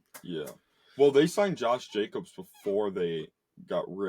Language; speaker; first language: English; native; English